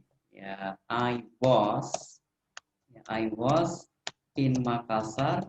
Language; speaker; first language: English; non-native, fluent; Indonesian